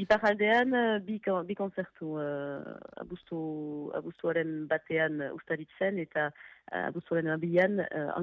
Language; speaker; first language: Basque; non-native, local second language; French